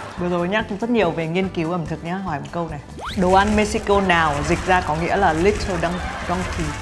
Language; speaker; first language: Vietnamese; native; Vietnamese